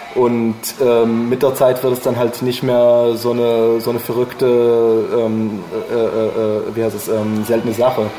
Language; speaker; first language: German; non-native, fluent; English